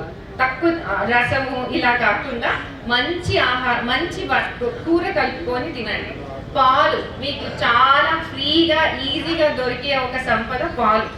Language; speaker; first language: Telugu; native; Telugu